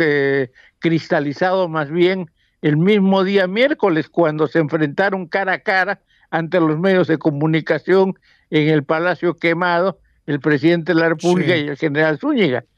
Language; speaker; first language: Spanish; native; Spanish